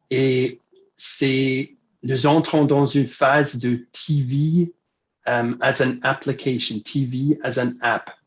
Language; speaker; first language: French; non-native, fluent; English